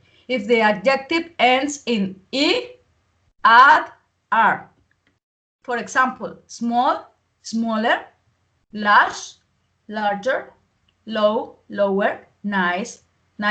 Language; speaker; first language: English; non-native, learner; Spanish